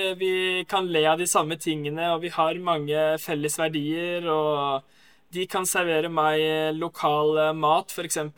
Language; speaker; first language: Norwegian; native; Norwegian